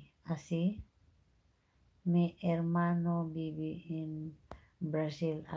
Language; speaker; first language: Spanish; non-native, learner; Filipino